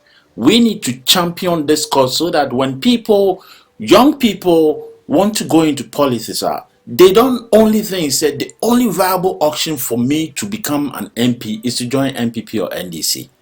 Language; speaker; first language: English; non-native, local second language; Akan